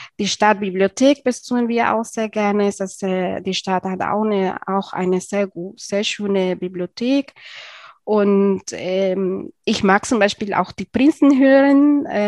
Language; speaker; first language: German; non-native, fluent; Spanish